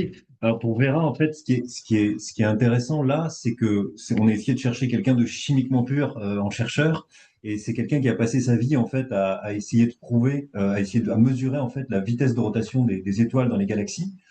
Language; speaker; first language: French; native; French